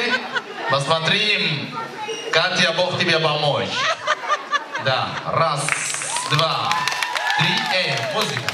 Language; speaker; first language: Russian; non-native, learner; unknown